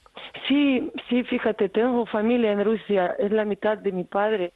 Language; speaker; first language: Spanish; non-native, fluent; Ukrainian